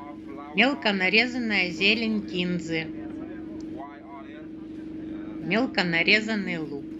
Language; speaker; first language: Russian; native; Russian